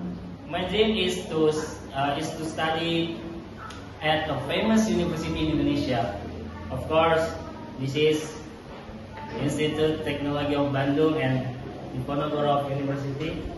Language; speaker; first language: English; non-native, learner; Indonesian